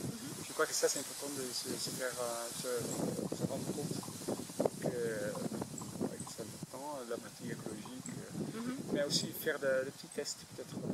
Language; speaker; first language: French; non-native, fluent; Dutch